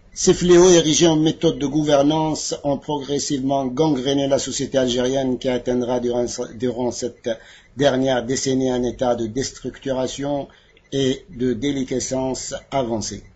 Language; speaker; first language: French; non-native, local second language; Arabic